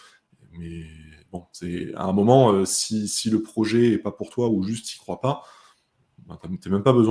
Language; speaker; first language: French; native; French